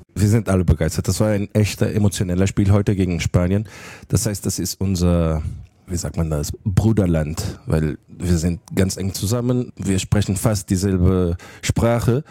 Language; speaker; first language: German; non-native, fluent; Portuguese